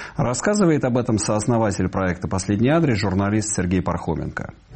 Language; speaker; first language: Russian; native; Russian